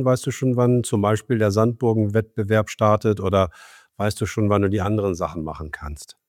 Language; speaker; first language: German; native; German